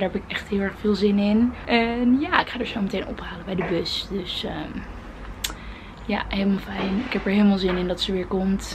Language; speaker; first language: Dutch; native; Dutch